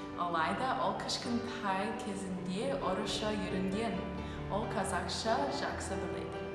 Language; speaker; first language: Kazakh; non-native, learner; English